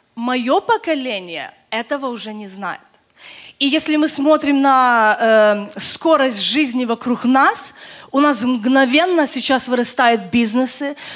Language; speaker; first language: Russian; early bilingual, other home language; Ukrainian